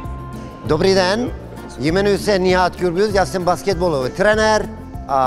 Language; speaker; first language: Czech; non-native, learner; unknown